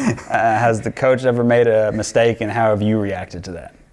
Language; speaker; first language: English; native; English